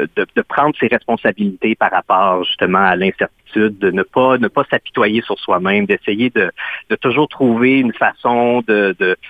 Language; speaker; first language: French; native; French